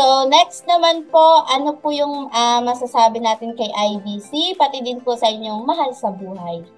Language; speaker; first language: Filipino; native; Filipino